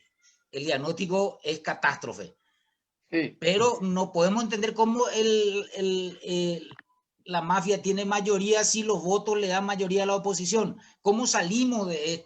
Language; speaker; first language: Spanish; native; Spanish